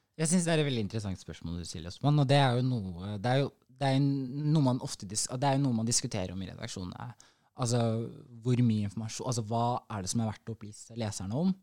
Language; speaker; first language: Norwegian; early bilingual, other home language; Somali